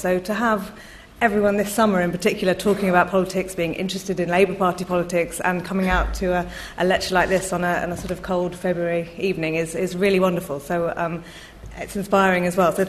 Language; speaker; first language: English; native; English